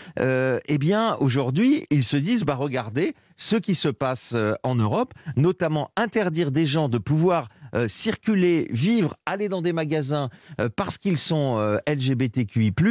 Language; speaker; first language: French; native; French